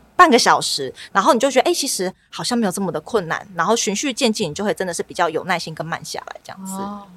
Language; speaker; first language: Chinese; native; Chinese